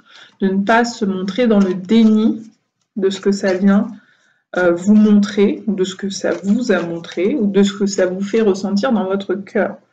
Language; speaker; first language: French; native; French